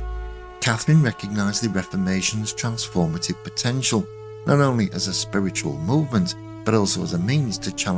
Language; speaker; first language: English; native; English